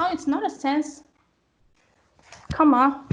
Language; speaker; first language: English; non-native, learner; Portuguese